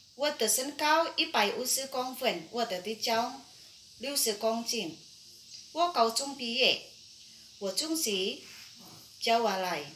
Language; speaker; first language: Chinese; non-native, learner; Indonesian